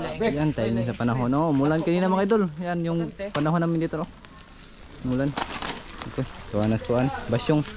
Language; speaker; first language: Filipino; non-native, local second language; Kinaray-a